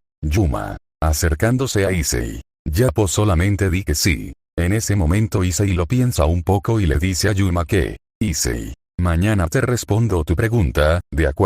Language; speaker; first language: Spanish; native; Spanish